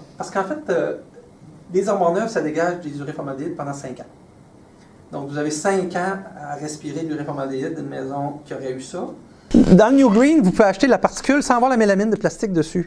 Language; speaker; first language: French; native; French